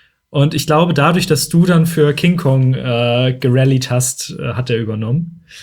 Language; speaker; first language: German; native; German